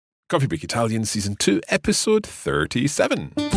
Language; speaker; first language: English; native; English